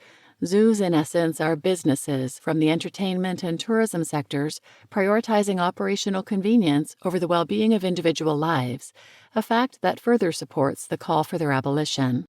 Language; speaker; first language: English; native; English